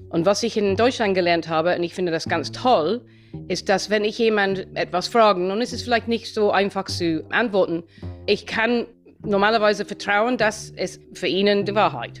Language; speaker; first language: German; non-native, fluent; English